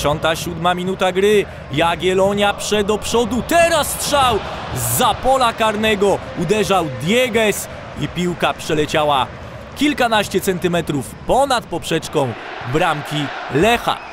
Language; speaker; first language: Polish; native; Polish